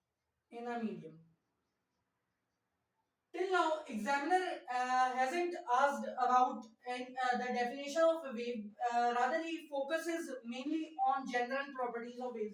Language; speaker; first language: English; non-native, local second language; Urdu